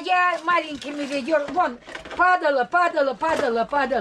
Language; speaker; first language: Russian; native; Russian